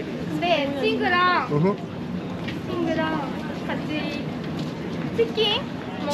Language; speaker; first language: Korean; non-native, learner; Japanese